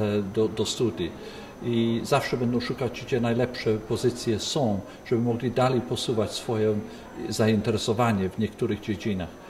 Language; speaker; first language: Polish; early bilingual, heritage; Polish